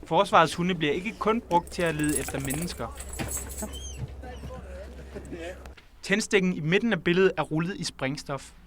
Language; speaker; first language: Danish; native; Danish